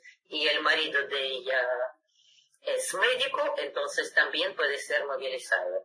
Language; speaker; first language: Spanish; non-native, fluent; Russian